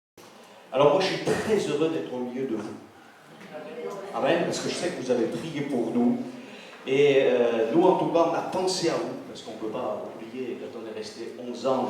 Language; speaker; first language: French; native; French